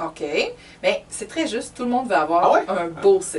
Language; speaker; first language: French; native; French